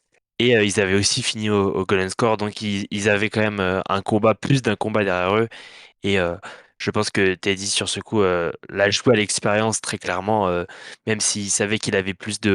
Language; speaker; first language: French; native; French